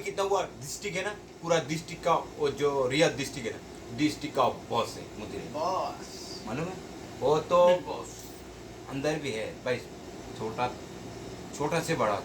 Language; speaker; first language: Hindi; non-native, learner; Bangla